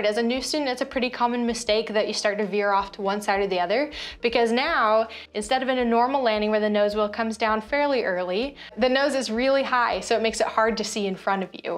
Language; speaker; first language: English; native; English